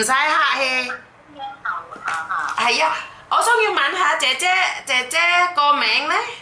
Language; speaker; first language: Cantonese; non-native, fluent; Indonesian